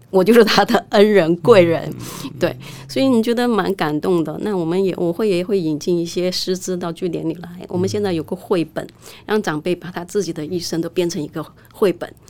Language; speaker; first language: Chinese; native; Chinese